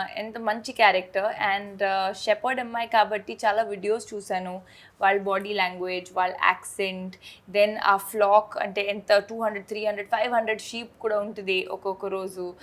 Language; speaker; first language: Telugu; non-native, fluent; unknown